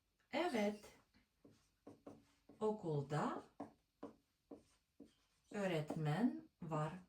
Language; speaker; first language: Turkish; non-native, learner; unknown